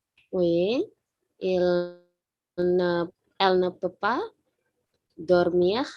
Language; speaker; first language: French; non-native, fluent; Indonesian